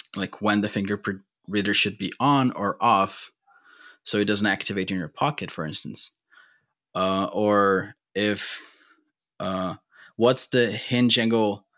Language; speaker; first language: English; non-native, fluent; Portuguese